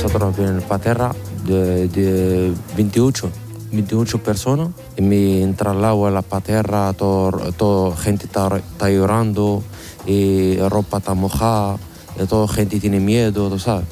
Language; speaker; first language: Spanish; non-native, learner; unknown